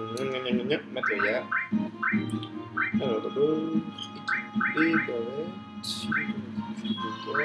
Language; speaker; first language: French; native; French